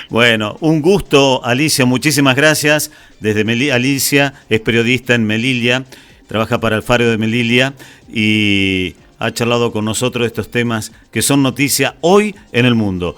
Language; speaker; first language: Spanish; native; Spanish